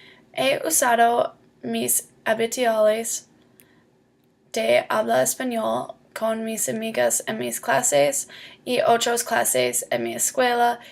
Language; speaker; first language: Spanish; non-native, learner; English